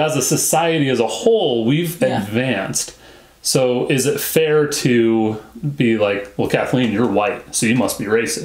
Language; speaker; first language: English; native; English